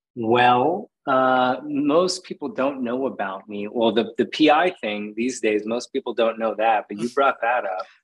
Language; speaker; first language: English; native; English